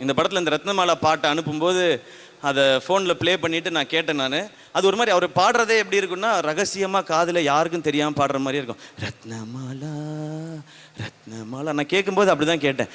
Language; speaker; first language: Tamil; native; Tamil